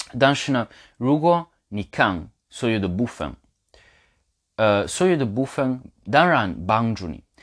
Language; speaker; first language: Chinese; non-native, learner; French